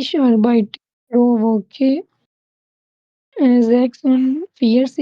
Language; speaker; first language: German; non-native, learner; Urdu